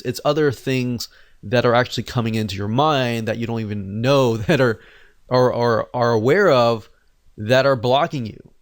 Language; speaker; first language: English; native; English